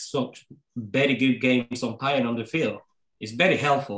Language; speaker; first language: English; non-native, fluent; Spanish